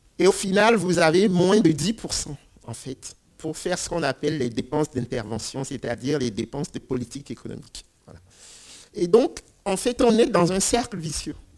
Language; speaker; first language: French; non-native, local second language; Ewe